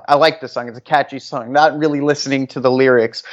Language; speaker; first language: English; non-native, fluent; Norwegian